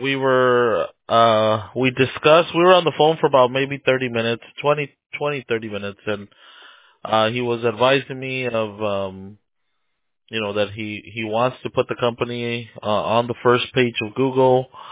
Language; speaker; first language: English; early bilingual, other home language; Spanish